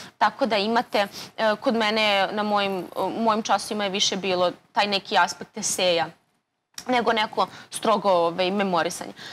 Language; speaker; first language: Serbian; native; Serbian